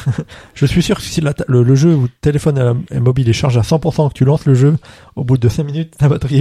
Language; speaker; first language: French; native; French